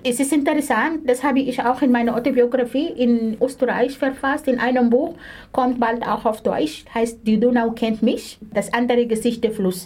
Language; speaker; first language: German; non-native, fluent; Arabic